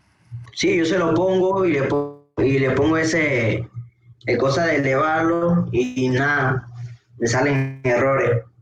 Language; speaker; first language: Spanish; native; Spanish